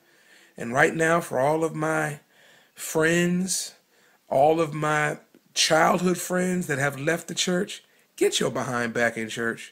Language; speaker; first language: English; native; English